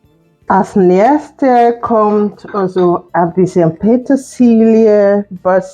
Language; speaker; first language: German; non-native, fluent; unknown